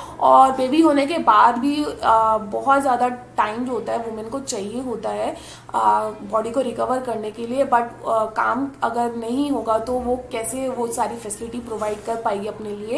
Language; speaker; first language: Hindi; native; Hindi